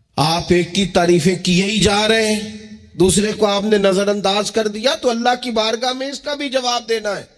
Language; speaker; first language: Urdu; non-native, local second language; Punjabi